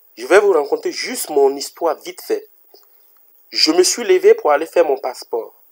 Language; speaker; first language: French; native; French